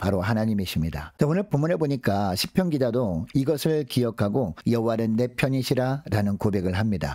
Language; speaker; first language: Korean; native; Korean